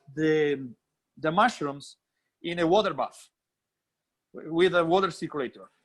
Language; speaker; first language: English; non-native, fluent; Italian